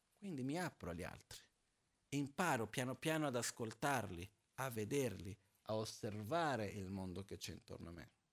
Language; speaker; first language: Italian; non-native, fluent; Portuguese